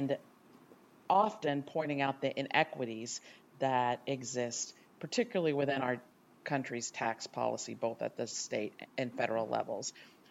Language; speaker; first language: English; native; English